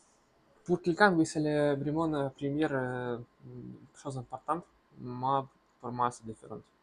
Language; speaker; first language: French; non-native, learner; Russian